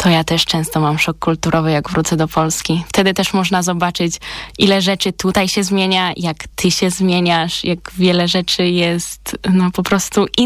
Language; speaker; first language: Polish; native; Polish